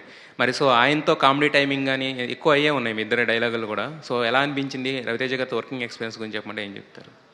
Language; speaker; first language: Telugu; native; Telugu